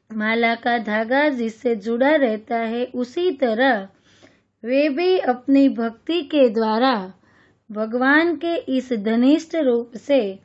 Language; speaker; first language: Hindi; non-native, local second language; Gujarati